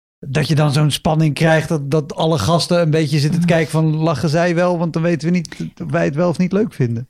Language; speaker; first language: Dutch; native; Dutch